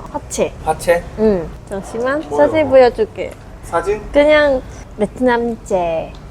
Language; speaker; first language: Korean; non-native, learner; Vietnamese